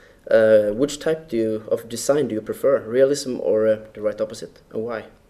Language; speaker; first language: English; non-native, fluent; Swedish